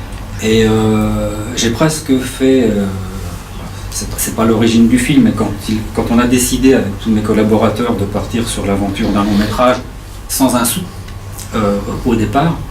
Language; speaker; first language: French; native; French